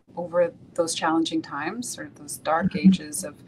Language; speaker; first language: English; native; English